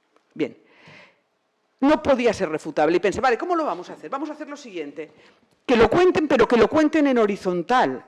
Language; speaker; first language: Spanish; native; Spanish